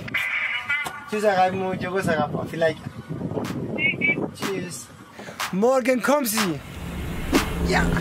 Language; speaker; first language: German; non-native, fluent; Greek